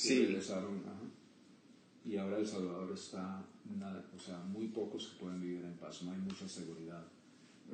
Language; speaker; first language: Spanish; early bilingual, heritage; Spanish